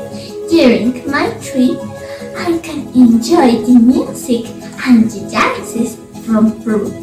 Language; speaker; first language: English; non-native, learner; Spanish